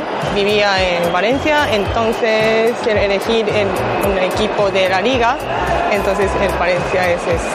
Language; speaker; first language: Spanish; non-native, learner; Japanese